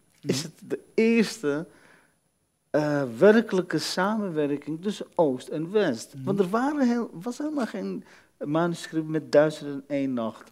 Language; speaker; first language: Dutch; early bilingual, other home language; Arabic